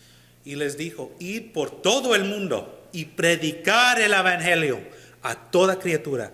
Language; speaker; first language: Spanish; non-native, learner; English